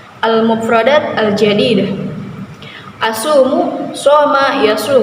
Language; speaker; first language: Arabic; non-native, learner; Indonesian